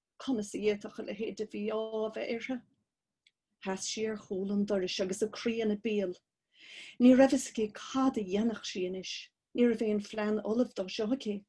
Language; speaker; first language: Irish; native; Irish